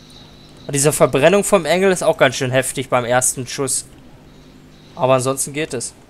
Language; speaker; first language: German; native; German